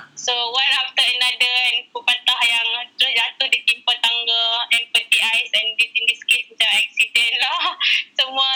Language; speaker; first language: English; non-native, local second language; Malay